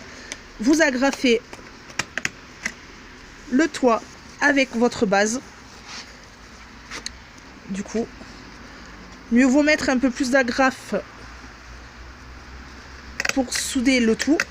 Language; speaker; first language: French; native; French